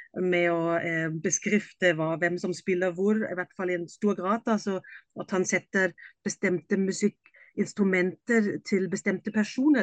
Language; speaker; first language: Norwegian; non-native, fluent; German